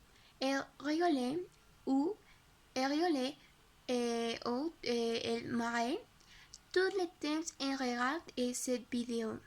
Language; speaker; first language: French; non-native, learner; Spanish